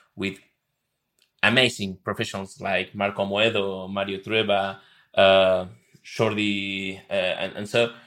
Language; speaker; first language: English; non-native, fluent; Spanish